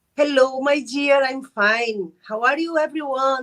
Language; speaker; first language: English; non-native, learner; Arabic